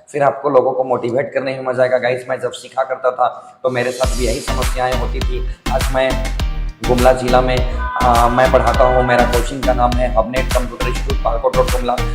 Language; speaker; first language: Hindi; native; Hindi